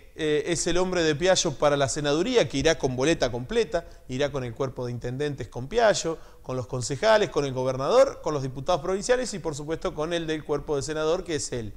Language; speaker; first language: Spanish; native; Spanish